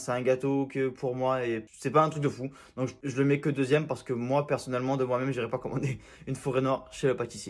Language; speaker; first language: French; native; French